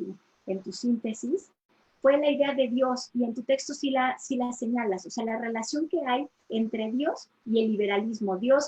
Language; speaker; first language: Spanish; native; Spanish